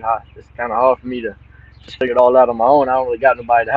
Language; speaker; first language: English; native; English